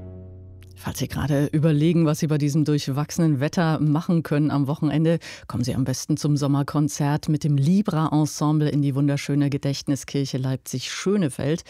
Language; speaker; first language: German; native; German